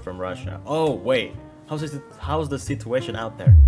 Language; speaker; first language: English; non-native, fluent; Indonesian